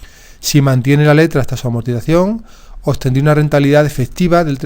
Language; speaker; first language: Spanish; native; Spanish